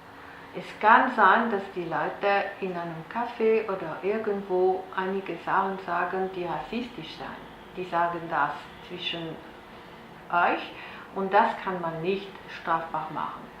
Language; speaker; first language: German; non-native, local second language; French